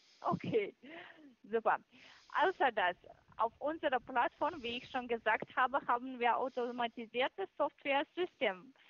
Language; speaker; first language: German; non-native, fluent; Russian